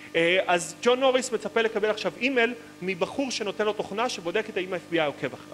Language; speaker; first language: Hebrew; native; Hebrew